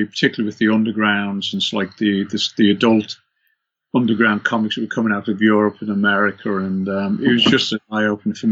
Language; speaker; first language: English; native; English